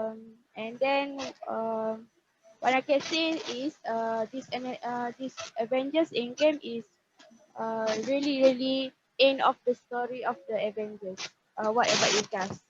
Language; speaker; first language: English; non-native, learner; Malay